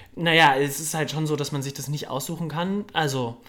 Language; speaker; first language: German; native; German